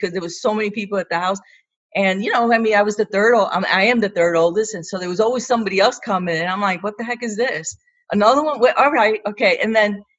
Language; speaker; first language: English; native; English